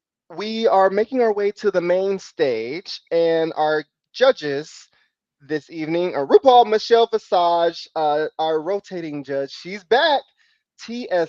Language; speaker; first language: English; native; English